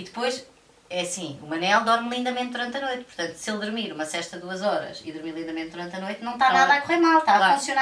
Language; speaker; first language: Portuguese; native; Portuguese